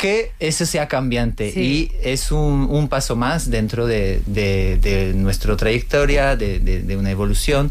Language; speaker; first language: Spanish; non-native, fluent; French